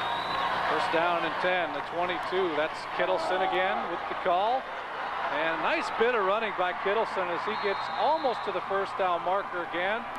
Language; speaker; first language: English; native; English